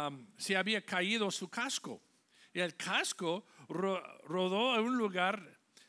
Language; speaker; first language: Spanish; non-native, fluent; English